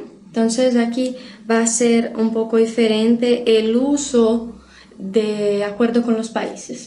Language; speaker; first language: Spanish; non-native, fluent; Portuguese